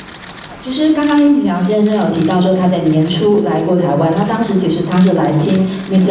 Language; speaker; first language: Chinese; native; Chinese